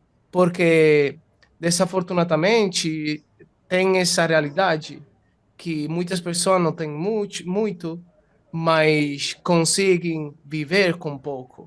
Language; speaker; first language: Portuguese; non-native, fluent; Italian